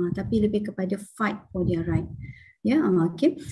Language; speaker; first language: English; non-native, local second language; Malay